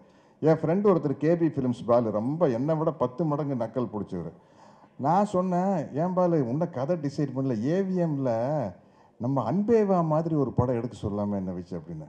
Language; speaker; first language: Tamil; native; Tamil